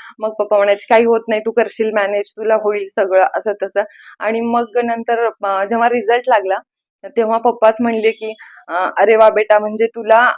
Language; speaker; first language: Marathi; native; Marathi